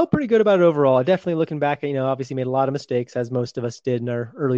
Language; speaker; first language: English; native; English